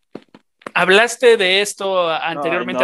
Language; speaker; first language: Spanish; native; Spanish